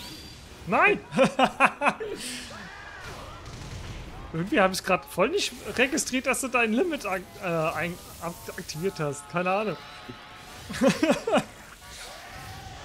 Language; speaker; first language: German; native; German